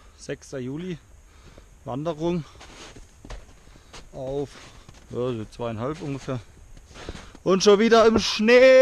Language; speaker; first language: German; native; German